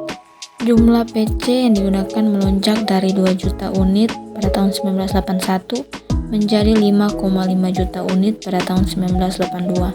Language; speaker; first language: Indonesian; native; Indonesian